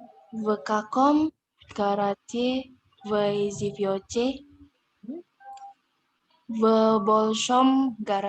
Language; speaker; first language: Russian; non-native, learner; Indonesian